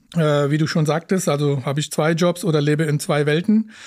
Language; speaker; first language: German; early bilingual, other home language; Punjabi